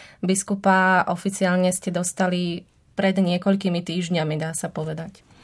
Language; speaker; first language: Slovak; native; Slovak